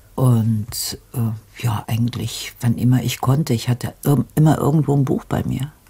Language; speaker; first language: German; native; German